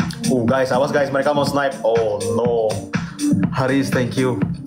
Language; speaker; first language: English; non-native, fluent; Indonesian